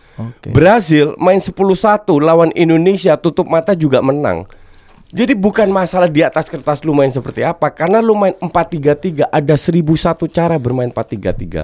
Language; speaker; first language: Indonesian; non-native, fluent; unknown